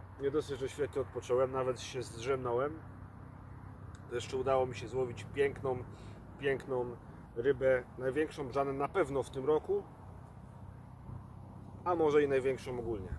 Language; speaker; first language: Polish; native; Polish